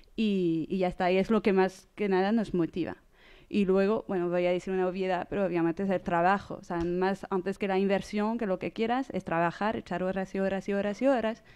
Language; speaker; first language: Spanish; non-native, fluent; French